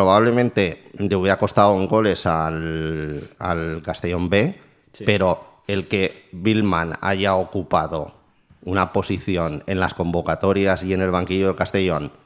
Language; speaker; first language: Spanish; native; Spanish